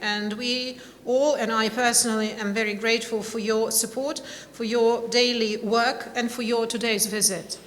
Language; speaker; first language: English; non-native, fluent; Ukrainian